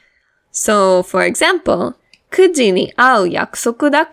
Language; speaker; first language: Japanese; non-native, fluent; English